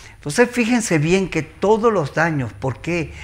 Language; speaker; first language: Spanish; native; Spanish